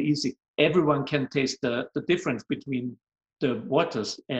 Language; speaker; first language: English; non-native, fluent; German